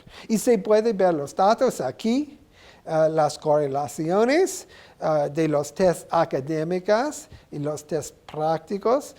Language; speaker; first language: Spanish; non-native, learner; English